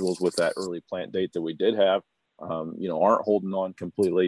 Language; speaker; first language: English; native; English